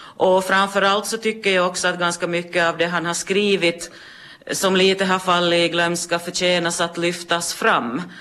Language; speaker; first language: Swedish; native; Swedish